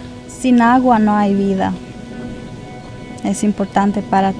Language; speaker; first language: Spanish; non-native, learner; Albanian